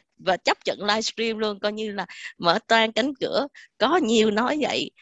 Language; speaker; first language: Vietnamese; native; Vietnamese